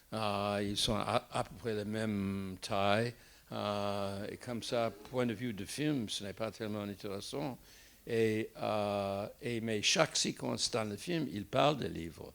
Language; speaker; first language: French; non-native, fluent; English